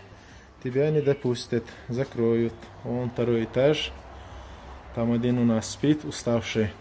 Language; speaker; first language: Russian; non-native, local second language; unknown